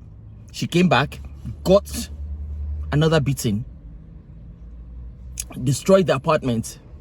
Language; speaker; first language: English; non-native, local second language; Yoruba